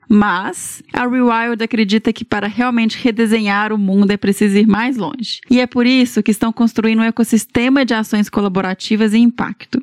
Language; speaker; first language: Portuguese; native; Portuguese